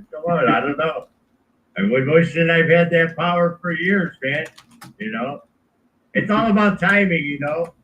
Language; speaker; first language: English; native; English